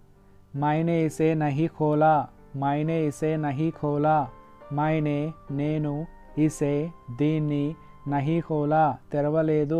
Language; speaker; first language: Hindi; non-native, local second language; Telugu